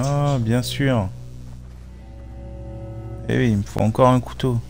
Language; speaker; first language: French; native; French